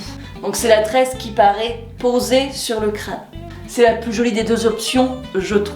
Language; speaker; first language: French; native; French